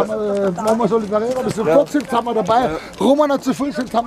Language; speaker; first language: German; native; German